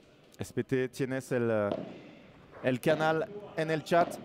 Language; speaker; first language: Spanish; non-native, learner; French